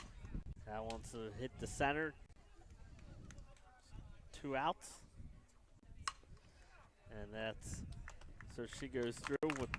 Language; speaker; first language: English; native; English